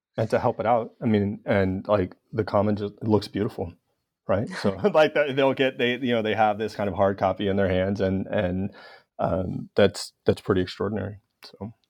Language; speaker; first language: English; native; English